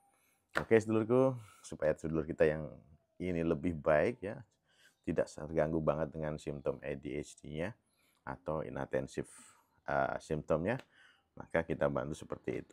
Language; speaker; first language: Indonesian; native; Indonesian